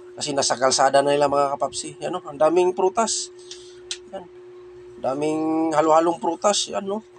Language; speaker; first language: Filipino; non-native, local second language; Cebuano